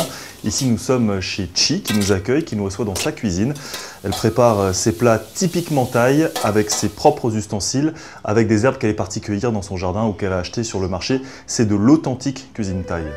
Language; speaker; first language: French; native; French